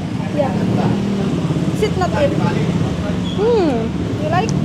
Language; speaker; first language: English; non-native, learner; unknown